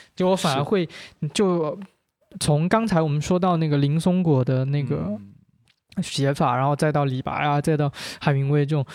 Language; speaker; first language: Chinese; non-native, local second language; Min Nan Chinese